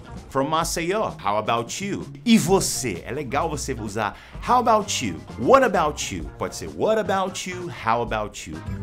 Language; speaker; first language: English; non-native, fluent; Portuguese